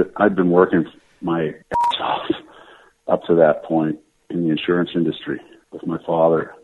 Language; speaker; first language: English; native; English